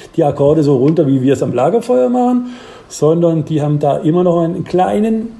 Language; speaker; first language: German; native; German